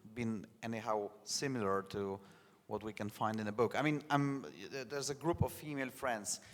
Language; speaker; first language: English; non-native, fluent; Polish